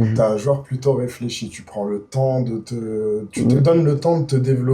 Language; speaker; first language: French; native; French